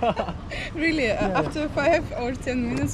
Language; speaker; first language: English; non-native, learner; Russian